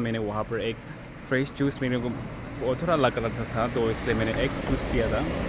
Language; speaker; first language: Hindi; non-native, local second language; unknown